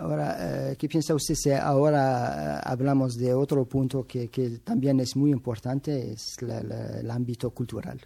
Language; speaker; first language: Spanish; non-native, fluent; Arabic